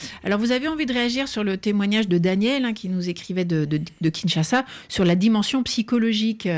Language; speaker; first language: French; native; French